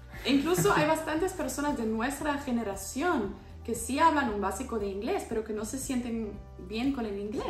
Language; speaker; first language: Spanish; non-native, fluent; German